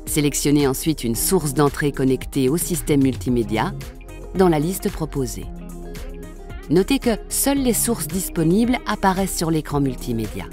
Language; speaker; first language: French; native; French